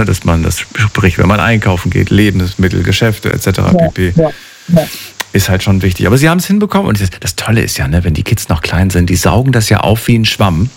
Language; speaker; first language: German; native; German